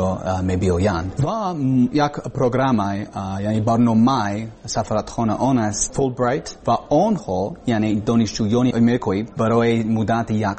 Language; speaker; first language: Persian; non-native, learner; English